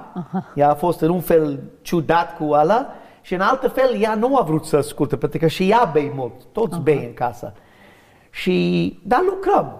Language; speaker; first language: Romanian; non-native, learner; English